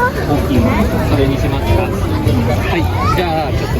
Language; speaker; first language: Japanese; native; Japanese